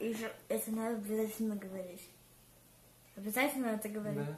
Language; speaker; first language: Russian; early bilingual, heritage; Russian